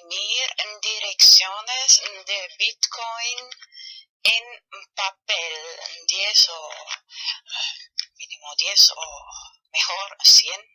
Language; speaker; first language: Spanish; non-native, learner; German